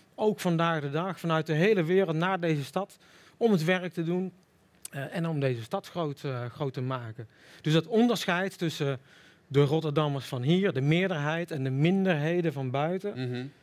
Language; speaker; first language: Dutch; native; Dutch